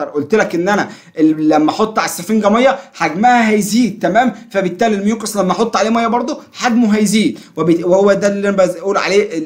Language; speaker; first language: Arabic; native; Arabic